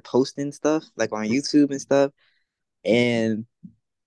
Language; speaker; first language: English; native; English